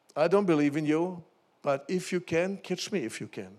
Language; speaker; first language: English; non-native, fluent; German